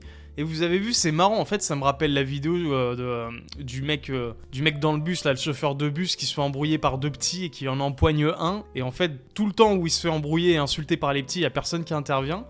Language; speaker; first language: French; native; French